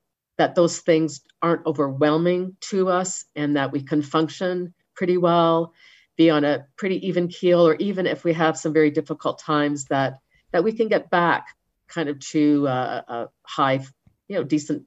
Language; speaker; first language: English; native; English